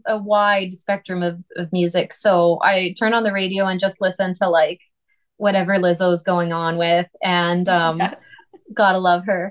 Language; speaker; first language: English; native; English